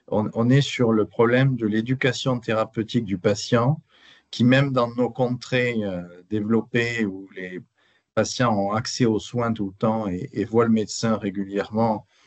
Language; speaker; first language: French; native; French